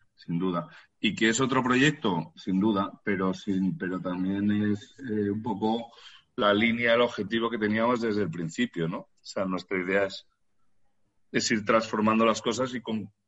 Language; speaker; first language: Spanish; native; Spanish